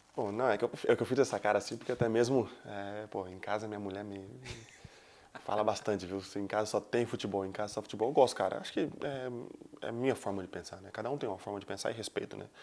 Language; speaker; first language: Portuguese; native; Portuguese